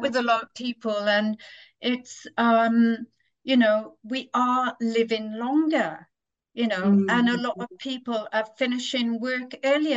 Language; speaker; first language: English; native; English